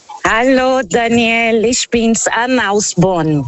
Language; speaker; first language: German; non-native, fluent; Portuguese